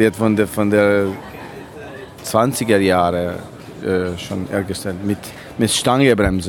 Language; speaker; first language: German; non-native, learner; Italian